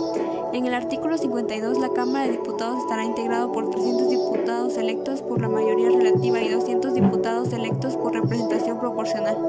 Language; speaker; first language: Spanish; native; Spanish